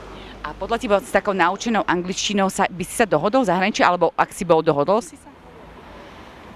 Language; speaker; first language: Slovak; native; Slovak